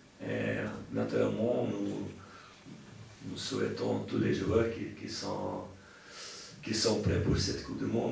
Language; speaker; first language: French; non-native, local second language; Dutch